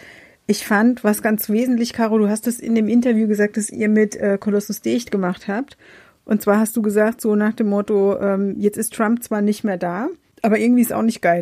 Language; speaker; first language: German; native; German